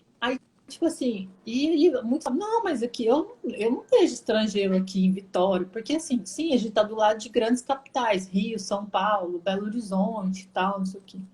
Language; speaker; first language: Portuguese; native; Portuguese